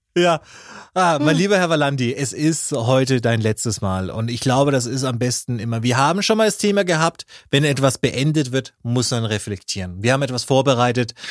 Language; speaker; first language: German; native; German